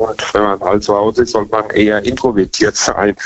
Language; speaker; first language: German; native; German